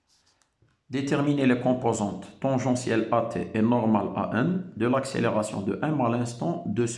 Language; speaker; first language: French; non-native, local second language; Arabic